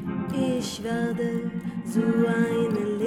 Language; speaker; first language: German; non-native, learner; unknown